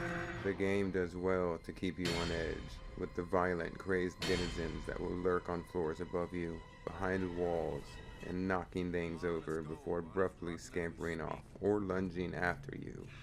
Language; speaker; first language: English; native; English